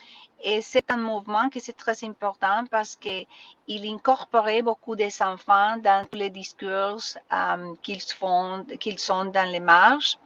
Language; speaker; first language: French; non-native, learner; Spanish